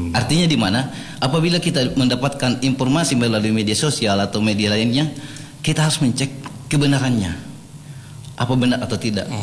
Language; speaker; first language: Indonesian; non-native, local second language; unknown